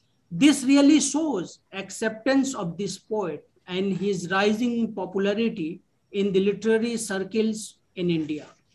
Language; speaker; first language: English; non-native, local second language; Urdu